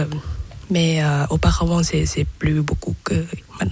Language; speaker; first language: French; non-native, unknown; Thai